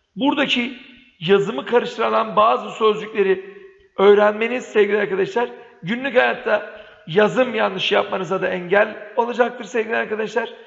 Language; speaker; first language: Turkish; native; Turkish